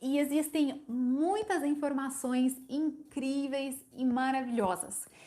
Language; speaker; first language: Portuguese; non-native, fluent; Ukrainian